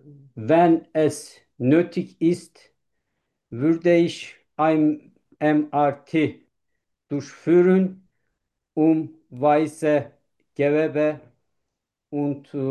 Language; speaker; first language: German; non-native, learner; Turkish